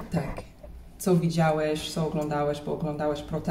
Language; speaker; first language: Polish; non-native, learner; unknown